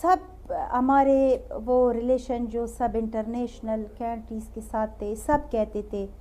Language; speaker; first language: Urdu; non-native, fluent; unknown